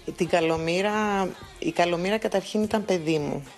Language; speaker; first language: Greek; early bilingual, other home language; English